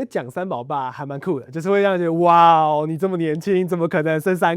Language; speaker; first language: Chinese; native; Chinese